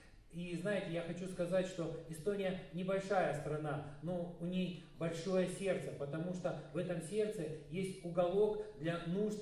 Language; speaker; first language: Russian; native; Russian